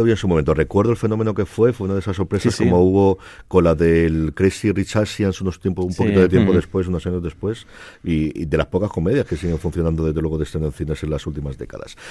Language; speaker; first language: Spanish; native; Spanish